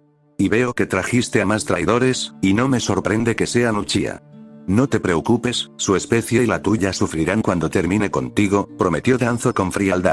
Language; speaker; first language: Spanish; native; Spanish